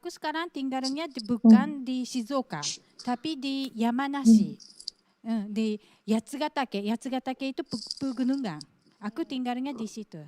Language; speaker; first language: Indonesian; non-native, fluent; Japanese